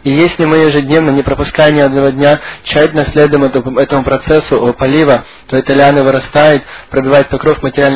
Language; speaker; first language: Russian; native; Russian